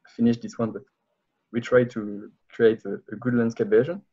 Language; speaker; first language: English; non-native, learner; French